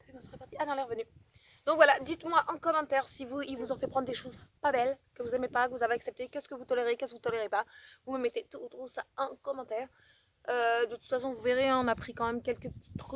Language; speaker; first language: French; native; French